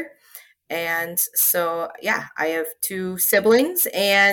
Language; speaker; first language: English; native; English